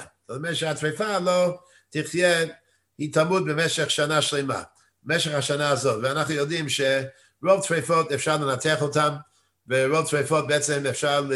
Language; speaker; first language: Hebrew; non-native, fluent; English